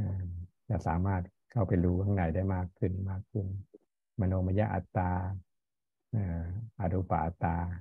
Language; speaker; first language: Thai; native; Thai